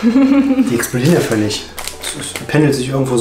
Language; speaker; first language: German; native; German